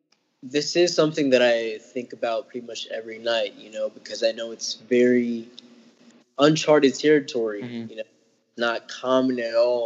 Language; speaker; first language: English; native; English